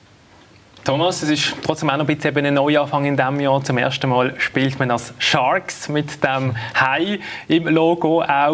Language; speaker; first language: German; native; German